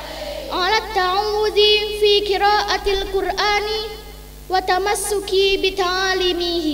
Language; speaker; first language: Arabic; non-native, learner; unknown